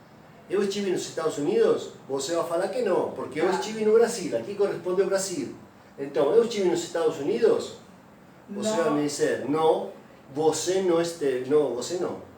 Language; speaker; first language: Portuguese; non-native, fluent; Spanish